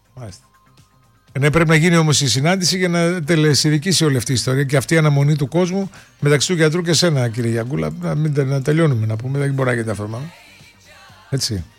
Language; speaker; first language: Greek; native; Greek